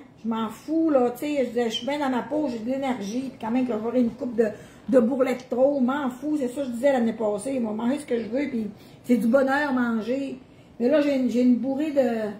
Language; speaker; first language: French; native; French